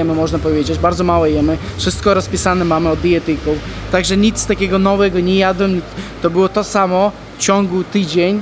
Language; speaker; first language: Polish; non-native, fluent; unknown